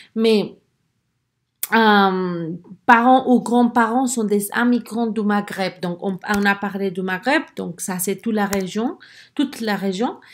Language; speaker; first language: French; non-native, learner; Spanish